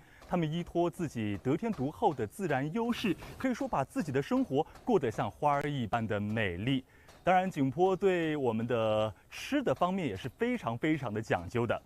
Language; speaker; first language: Chinese; native; Chinese